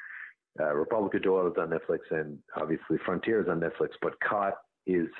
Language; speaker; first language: English; native; English